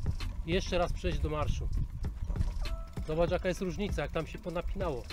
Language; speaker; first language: Polish; native; Polish